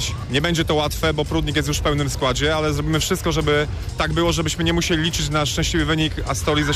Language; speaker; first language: Polish; native; Polish